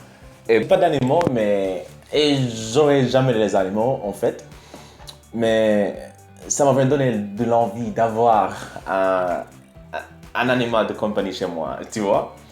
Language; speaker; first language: French; non-native, fluent; English